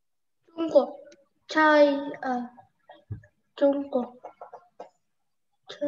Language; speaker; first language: Chinese; non-native, learner; Indonesian